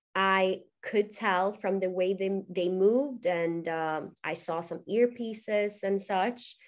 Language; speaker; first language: English; non-native, fluent; Swedish